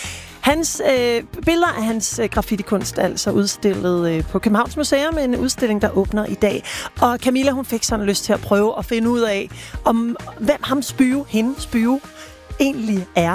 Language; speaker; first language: Danish; native; Danish